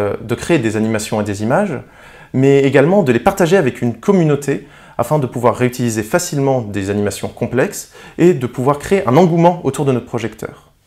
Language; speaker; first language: French; native; French